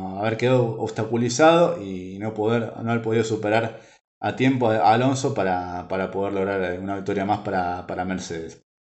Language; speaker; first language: Spanish; native; Spanish